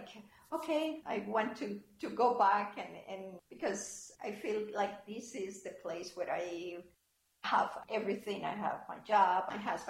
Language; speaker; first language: English; non-native, fluent; Spanish